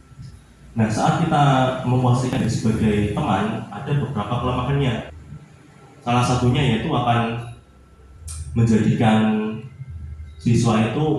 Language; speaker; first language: Indonesian; native; Indonesian